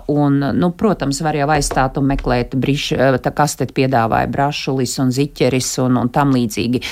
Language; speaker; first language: Latvian; native; Latvian